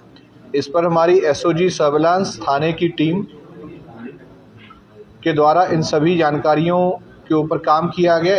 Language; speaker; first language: Hindi; native; Hindi